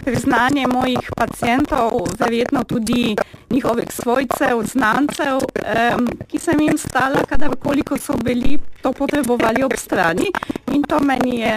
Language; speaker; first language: Slovenian; non-native, fluent; Polish